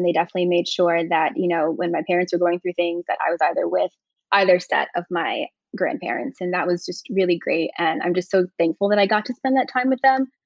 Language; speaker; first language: English; native; English